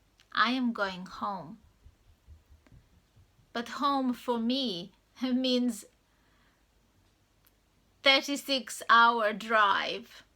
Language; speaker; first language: English; non-native, fluent; Serbian